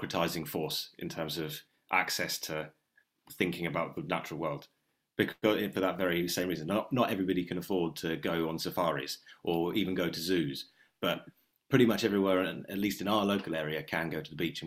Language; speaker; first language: English; native; English